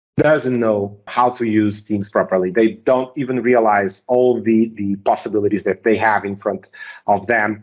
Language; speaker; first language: English; non-native, fluent; Portuguese